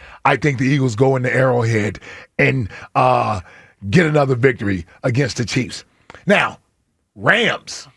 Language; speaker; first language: English; native; English